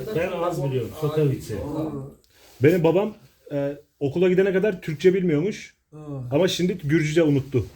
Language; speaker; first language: Turkish; native; Turkish